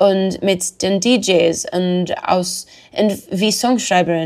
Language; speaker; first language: German; non-native, learner; English